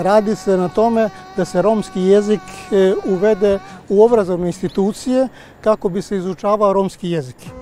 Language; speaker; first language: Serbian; non-native, local second language; Albanian